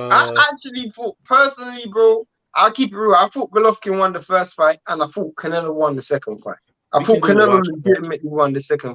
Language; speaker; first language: English; native; English